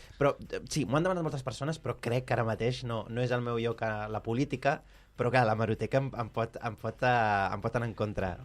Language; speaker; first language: Catalan; early bilingual, other home language; Arabic